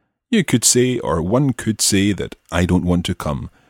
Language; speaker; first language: English; native; English